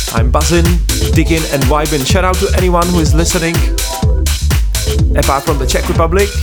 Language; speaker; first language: English; non-native, fluent; Czech